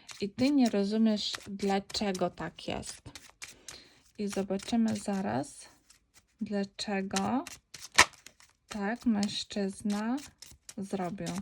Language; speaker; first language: Polish; non-native, learner; Ukrainian